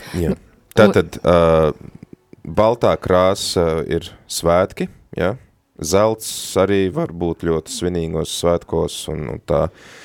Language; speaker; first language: Latvian; native; Latvian